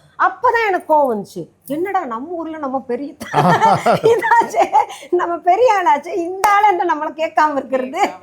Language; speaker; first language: Tamil; non-native, local second language; Hindi